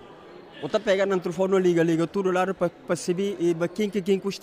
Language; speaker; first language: Portuguese; non-native, local second language; Upper Guinea Crioulo